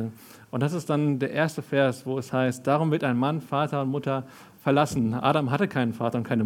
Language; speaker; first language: German; native; German